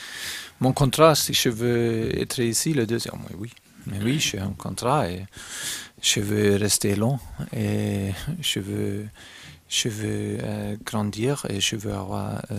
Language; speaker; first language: French; non-native, fluent; German